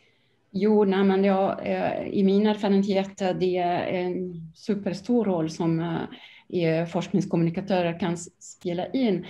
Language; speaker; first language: Swedish; non-native, fluent; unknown